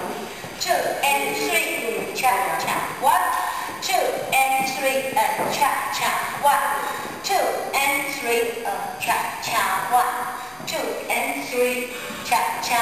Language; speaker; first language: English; non-native, learner; Chinese